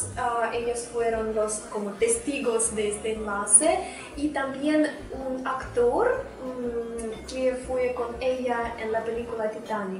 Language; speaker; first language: Spanish; non-native, fluent; Russian